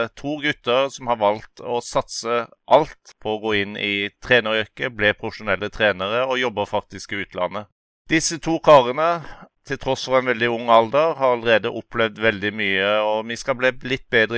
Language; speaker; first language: Norwegian; native; Norwegian